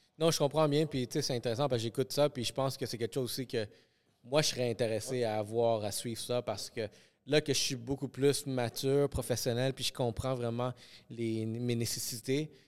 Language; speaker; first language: French; early bilingual, other home language; Spanish